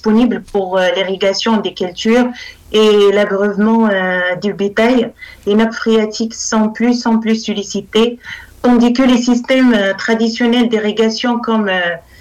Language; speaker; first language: French; non-native, local second language; Arabic